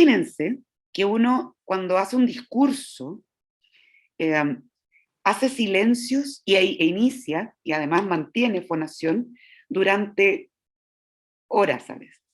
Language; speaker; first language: Spanish; native; Spanish